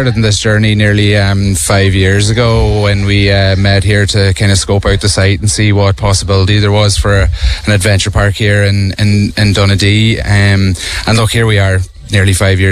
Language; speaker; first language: English; native; English